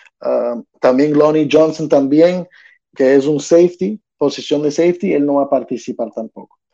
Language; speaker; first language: Spanish; early bilingual, heritage; Spanish